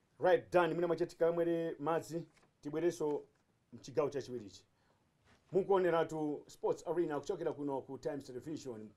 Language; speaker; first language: Nyanja; native; Nyanja